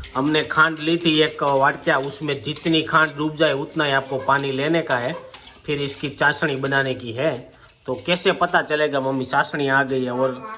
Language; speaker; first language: Hindi; non-native, local second language; Gujarati